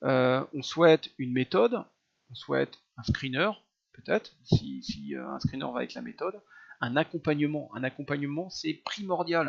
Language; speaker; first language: French; native; French